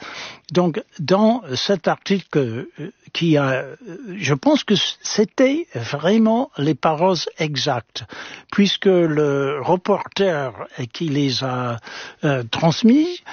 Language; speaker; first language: French; non-native, fluent; English